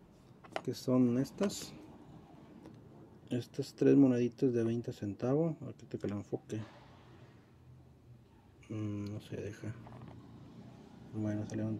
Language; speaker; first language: Spanish; native; Spanish